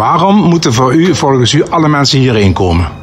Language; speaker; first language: Dutch; native; Dutch